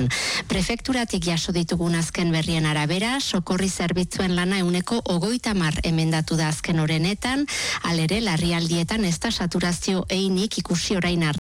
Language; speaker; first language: Basque; native; Basque